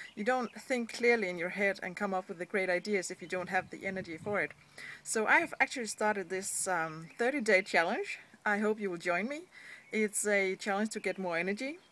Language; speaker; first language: English; non-native, fluent; Danish